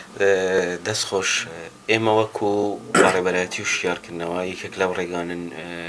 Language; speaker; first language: Central Kurdish; native; Central Kurdish